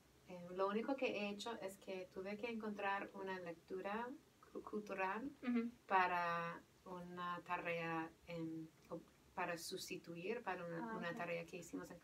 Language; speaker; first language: Spanish; non-native, fluent; English